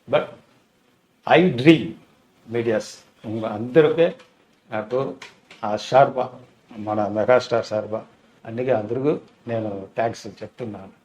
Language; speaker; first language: Telugu; non-native, learner; Tamil